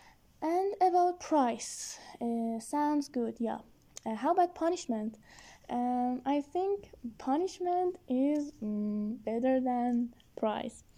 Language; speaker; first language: English; non-native, learner; Persian